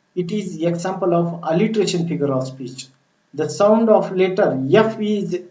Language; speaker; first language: English; non-native, local second language; Marathi